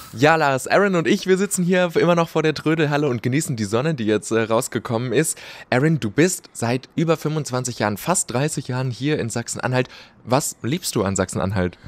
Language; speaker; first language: German; native; German